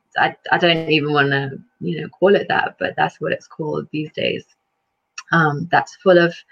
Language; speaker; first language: English; early bilingual, other home language; Lithuanian